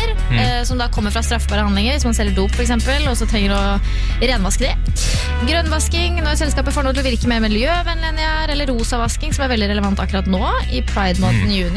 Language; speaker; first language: Norwegian; native; Norwegian